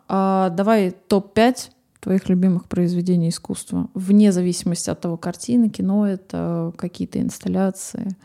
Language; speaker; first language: Russian; native; Russian